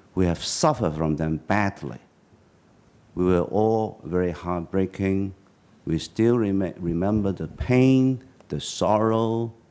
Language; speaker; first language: English; non-native, local second language; Chinese